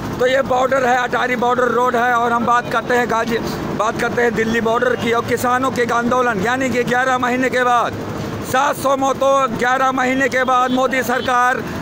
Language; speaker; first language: Hindi; non-native, local second language; Punjabi